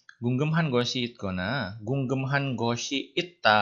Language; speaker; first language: Korean; non-native, fluent; Indonesian